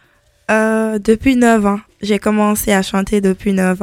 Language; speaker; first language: French; non-native, local second language; Mandingo